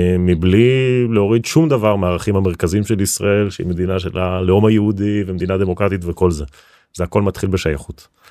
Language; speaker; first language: Hebrew; native; Hebrew